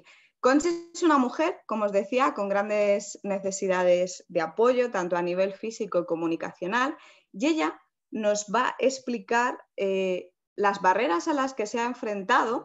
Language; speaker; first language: Spanish; native; Spanish